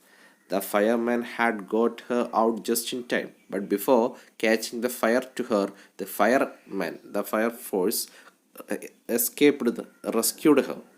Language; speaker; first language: English; non-native, local second language; Malayalam